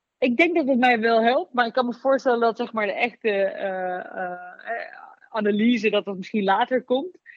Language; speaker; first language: Dutch; native; Dutch